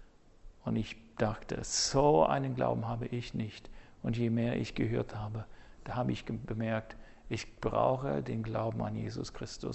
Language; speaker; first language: German; non-native, fluent; English